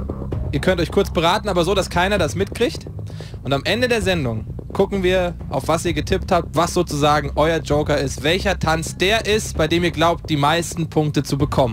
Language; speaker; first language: German; native; German